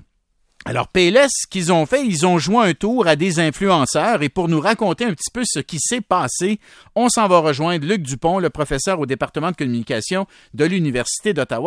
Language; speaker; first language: French; native; French